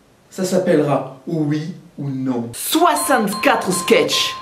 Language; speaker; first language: French; native; French